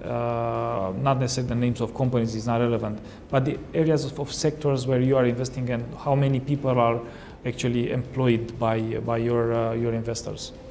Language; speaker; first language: English; non-native, fluent; Romanian